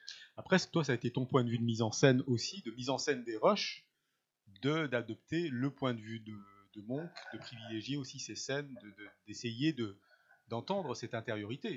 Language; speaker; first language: French; native; French